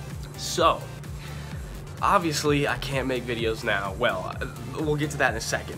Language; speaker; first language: English; native; English